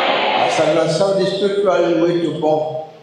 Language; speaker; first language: Portuguese; non-native, learner; Lingala